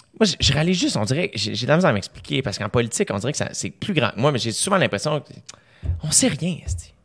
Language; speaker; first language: French; native; French